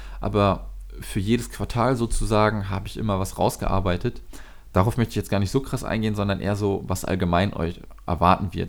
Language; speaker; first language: German; native; German